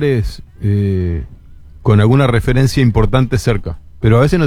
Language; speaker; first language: Spanish; native; Spanish